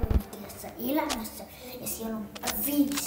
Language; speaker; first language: Finnish; early bilingual, other home language; Russian